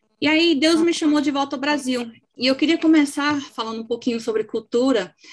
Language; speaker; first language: Portuguese; non-native, local second language; English